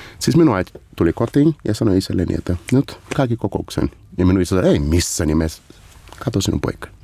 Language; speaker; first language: Finnish; non-native, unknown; Portuguese